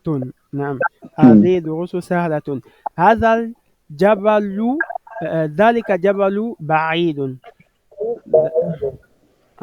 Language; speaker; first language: Arabic; non-native, fluent; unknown